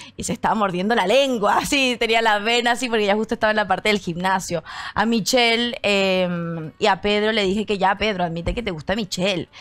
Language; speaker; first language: Spanish; native; Spanish